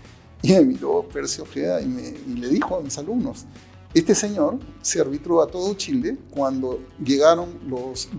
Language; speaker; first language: Spanish; native; Spanish